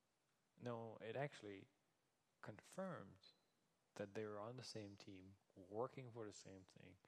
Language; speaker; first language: English; non-native, fluent; Danish